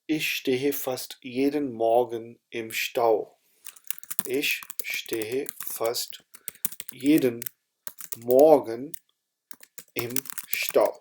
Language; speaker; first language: German; non-native, fluent; Urdu